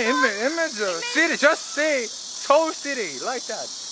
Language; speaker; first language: English; non-native, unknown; Korean